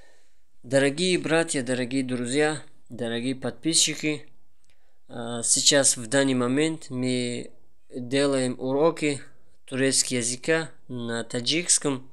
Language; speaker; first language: Russian; non-native, learner; Tajik